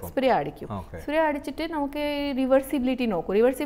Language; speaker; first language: Malayalam; non-native, fluent; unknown